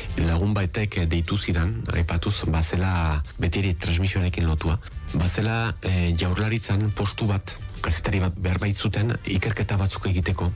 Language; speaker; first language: Basque; native; Basque